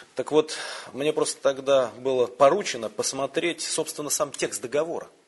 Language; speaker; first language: Russian; native; Russian